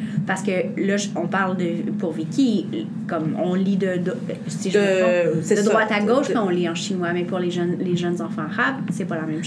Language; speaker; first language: French; native; French